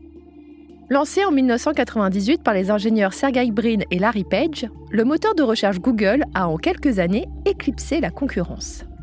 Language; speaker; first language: French; native; French